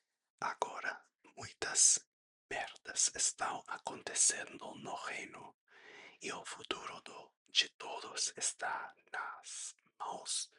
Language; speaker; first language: Portuguese; non-native, learner; English